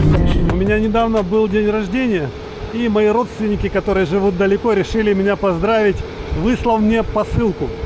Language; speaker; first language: Russian; native; Russian